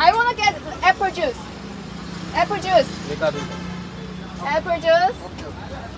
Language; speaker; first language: English; non-native, learner; Korean